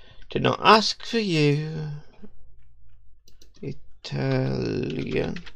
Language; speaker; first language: English; native; English